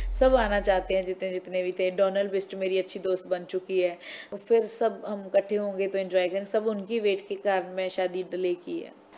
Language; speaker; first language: Hindi; non-native, local second language; Punjabi